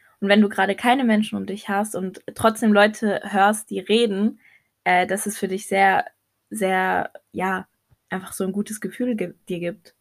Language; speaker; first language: German; early bilingual, other home language; Arabic